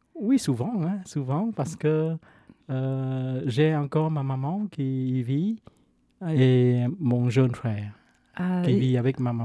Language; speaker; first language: French; non-native, fluent; Vietnamese